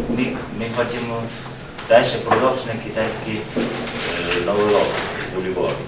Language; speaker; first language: Ukrainian; non-native, learner; Chinese